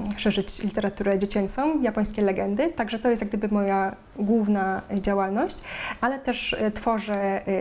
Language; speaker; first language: Polish; native; Polish